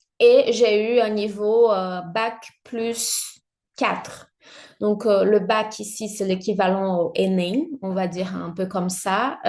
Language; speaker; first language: French; non-native, fluent; Portuguese